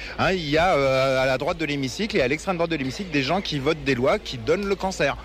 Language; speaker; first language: French; native; French